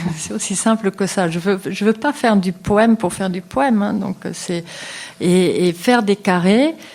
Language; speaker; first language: French; non-native, local second language; Luxembourgish